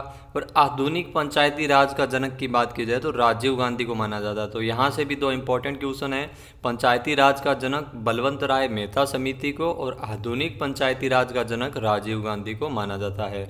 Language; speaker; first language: Hindi; native; Hindi